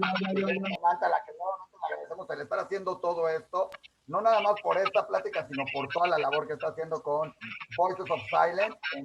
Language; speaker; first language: Spanish; native; Spanish